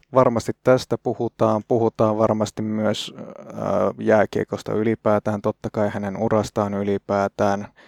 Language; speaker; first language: Finnish; native; Finnish